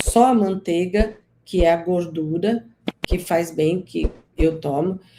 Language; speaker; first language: Portuguese; native; Portuguese